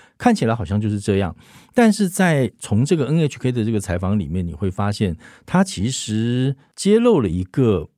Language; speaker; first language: Chinese; native; Chinese